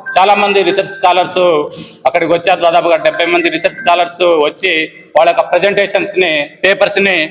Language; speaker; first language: Telugu; non-native, local second language; Lambadi